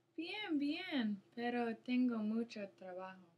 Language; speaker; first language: Spanish; non-native, learner; English